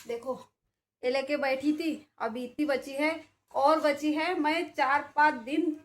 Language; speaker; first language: Hindi; non-native, local second language; Marathi